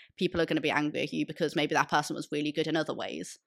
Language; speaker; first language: English; native; English